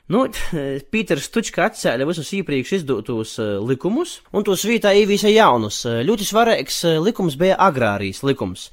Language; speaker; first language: Latvian; native; Latvian